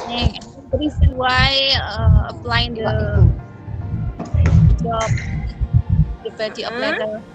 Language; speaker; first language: English; non-native, learner; Indonesian